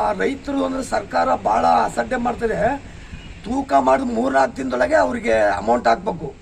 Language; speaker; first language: Kannada; native; Kannada